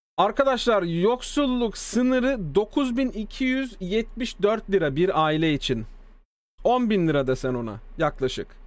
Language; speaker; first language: Turkish; early bilingual, heritage; Turkish